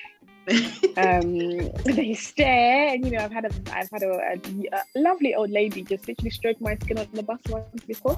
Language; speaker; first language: English; non-native, local second language; Akan